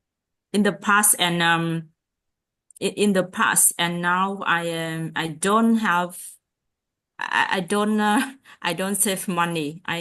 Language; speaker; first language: English; non-native, learner; Vietnamese